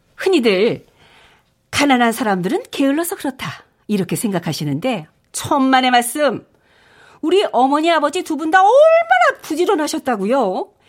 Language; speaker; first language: Korean; native; Korean